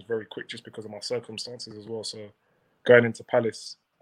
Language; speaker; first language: English; native; English